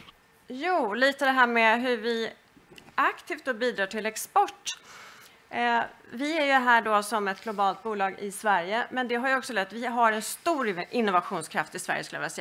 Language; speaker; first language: Swedish; native; Swedish